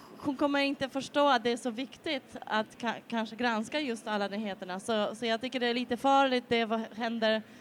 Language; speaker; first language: Swedish; non-native, fluent; Polish